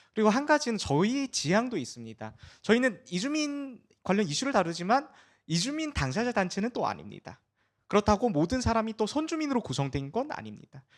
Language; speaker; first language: Korean; early bilingual, heritage; Korean